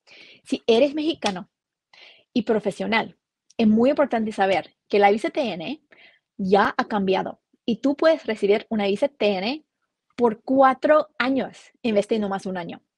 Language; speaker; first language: Spanish; non-native, fluent; English